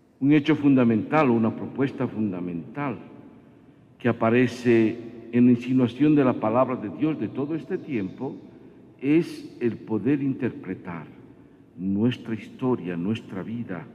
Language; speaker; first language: Spanish; native; Spanish